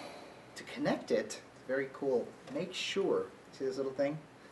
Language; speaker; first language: English; native; English